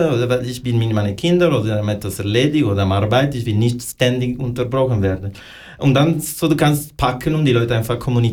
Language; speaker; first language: German; non-native, learner; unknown